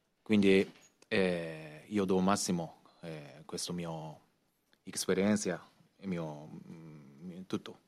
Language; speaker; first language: Italian; non-native, learner; Japanese